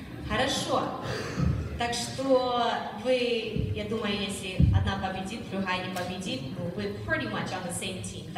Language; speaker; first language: Russian; early bilingual, heritage; Russian